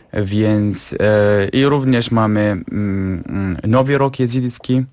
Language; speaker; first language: Polish; non-native, fluent; Kurdish